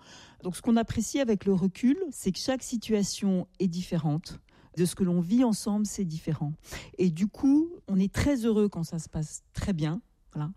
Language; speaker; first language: French; native; French